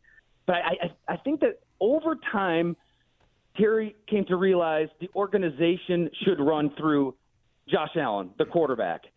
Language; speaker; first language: English; native; English